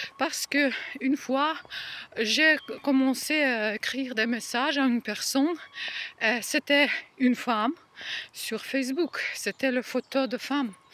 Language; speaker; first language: French; non-native, learner; Ukrainian